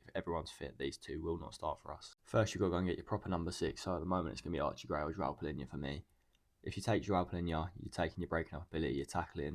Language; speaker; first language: English; native; English